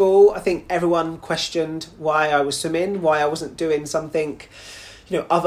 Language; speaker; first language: English; native; English